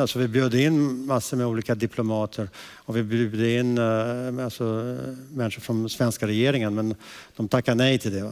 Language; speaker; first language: Swedish; early bilingual, heritage; Swedish